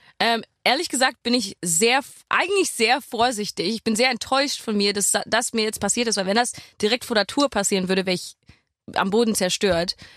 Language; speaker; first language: German; non-native, fluent; English